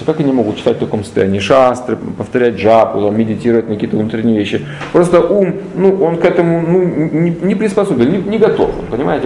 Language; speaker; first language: Russian; native; Russian